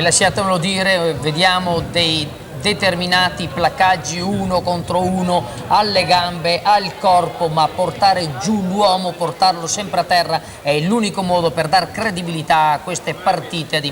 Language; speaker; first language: Italian; native; Italian